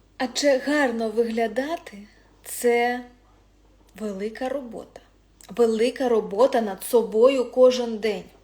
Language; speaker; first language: Ukrainian; non-native, local second language; Russian